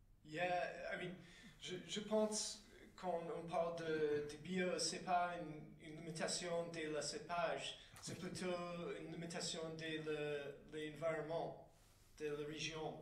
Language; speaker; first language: French; non-native, fluent; English